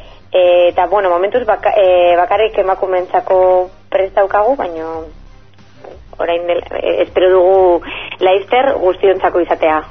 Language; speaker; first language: Basque; non-native, local second language; Spanish